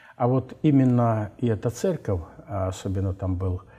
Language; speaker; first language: Russian; non-native, local second language; Ukrainian